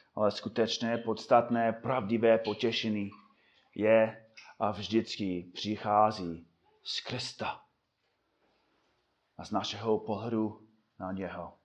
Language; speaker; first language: Czech; non-native, fluent; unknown